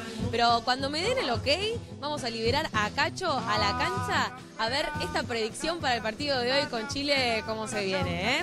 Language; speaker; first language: Spanish; native; Spanish